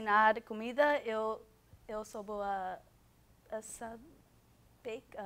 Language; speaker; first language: Portuguese; non-native, learner; English